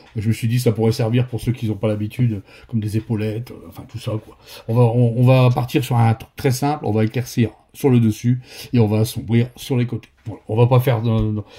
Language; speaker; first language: French; native; French